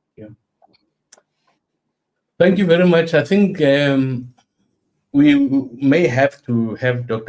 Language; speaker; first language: English; non-native, local second language; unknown